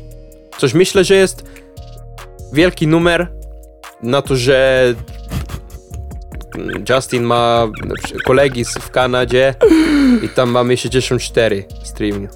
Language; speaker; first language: Polish; non-native, learner; Czech